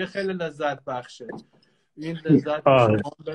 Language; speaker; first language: Persian; native; Persian